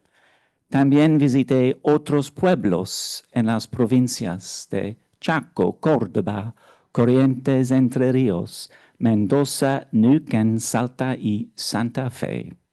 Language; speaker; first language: Spanish; non-native, fluent; English